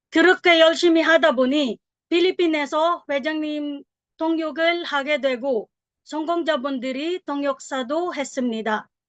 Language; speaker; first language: Korean; non-native, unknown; Filipino